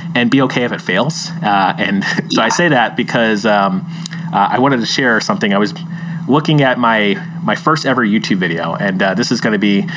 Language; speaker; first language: English; native; English